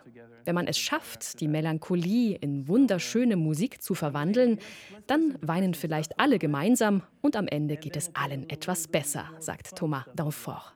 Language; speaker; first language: German; native; German